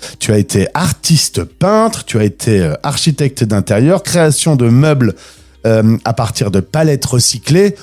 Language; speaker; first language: French; native; French